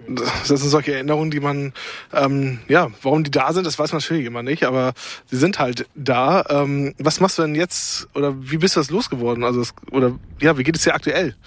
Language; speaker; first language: German; native; German